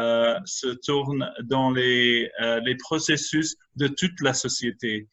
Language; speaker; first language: French; non-native, fluent; English